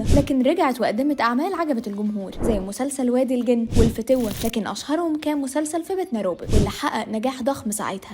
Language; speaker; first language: Arabic; native; Arabic